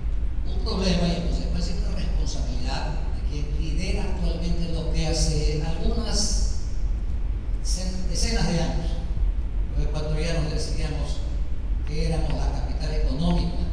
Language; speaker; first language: Spanish; native; Spanish